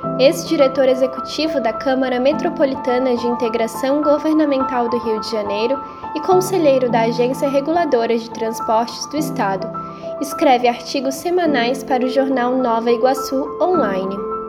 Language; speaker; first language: Portuguese; native; Portuguese